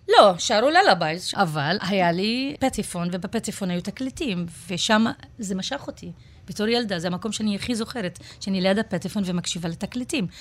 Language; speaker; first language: Hebrew; non-native, local second language; Arabic